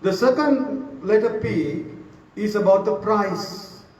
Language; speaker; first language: English; non-native, local second language; Sinhala